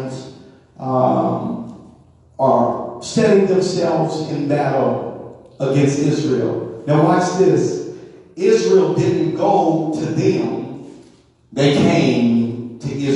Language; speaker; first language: English; native; English